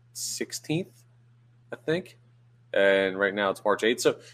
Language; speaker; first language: English; native; English